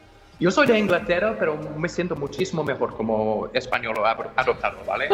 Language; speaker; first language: Spanish; non-native, fluent; English